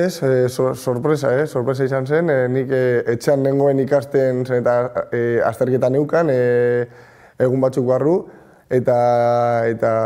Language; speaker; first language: Basque; non-native, local second language; Spanish